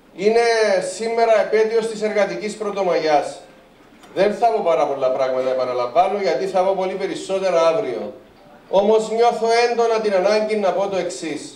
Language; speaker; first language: Greek; native; Greek